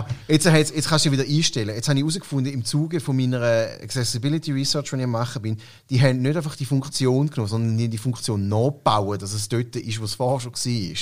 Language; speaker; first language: German; native; German